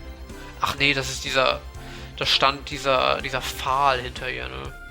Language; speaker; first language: German; native; German